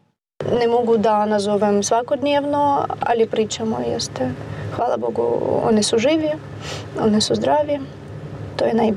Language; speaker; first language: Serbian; non-native, fluent; Ukrainian